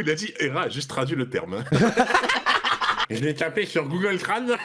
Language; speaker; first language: French; native; French